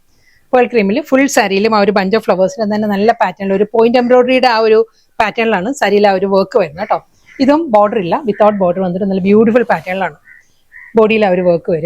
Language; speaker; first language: Malayalam; native; Malayalam